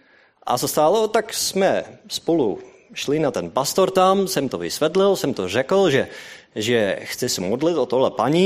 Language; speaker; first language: Czech; non-native, learner; Dutch